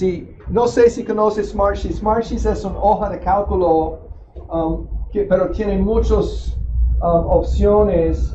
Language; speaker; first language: Spanish; non-native, fluent; English